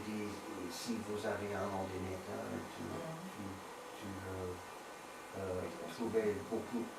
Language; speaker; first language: French; non-native, learner; English